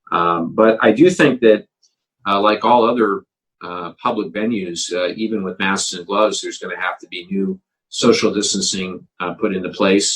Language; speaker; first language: English; native; English